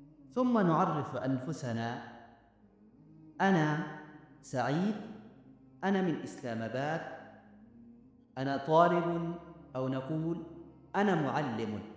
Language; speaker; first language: Arabic; non-native, fluent; Urdu